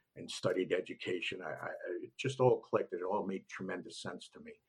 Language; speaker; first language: English; native; English